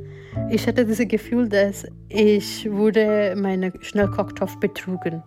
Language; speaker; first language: German; non-native, fluent; Gujarati